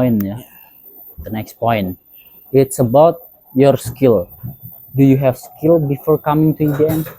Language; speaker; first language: English; non-native, learner; Indonesian